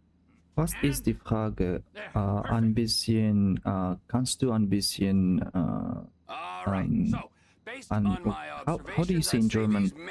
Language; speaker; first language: German; non-native, learner; Russian